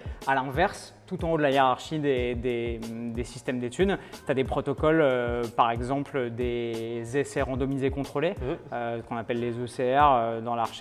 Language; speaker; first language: French; native; French